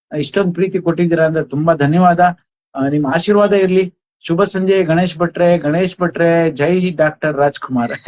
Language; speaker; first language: Kannada; non-native, local second language; Konkani